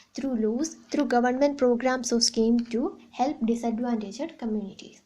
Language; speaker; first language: English; non-native, local second language; Malayalam